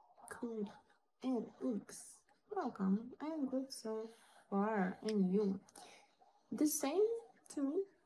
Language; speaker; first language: English; non-native, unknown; Ukrainian